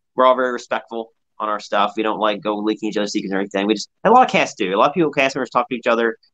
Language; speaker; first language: English; native; English